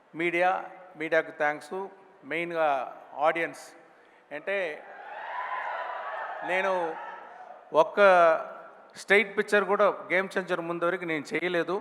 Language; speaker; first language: Telugu; non-native, local second language; Tamil